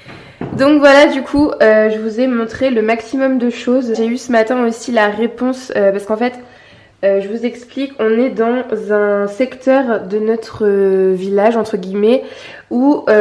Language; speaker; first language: French; native; French